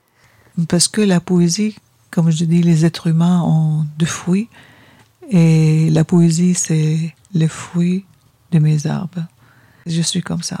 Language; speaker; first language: French; non-native, fluent; Arabic